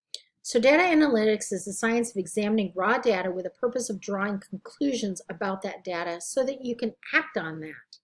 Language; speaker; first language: English; native; English